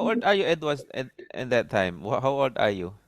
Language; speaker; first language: English; non-native, learner; Indonesian